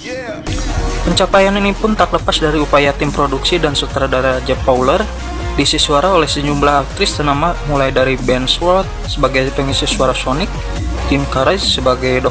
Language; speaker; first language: Indonesian; native; Indonesian